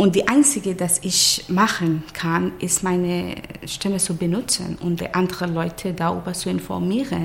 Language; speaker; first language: German; non-native, learner; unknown